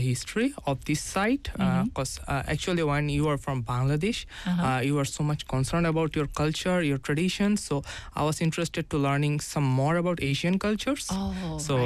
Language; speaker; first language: English; non-native, local second language; Bangla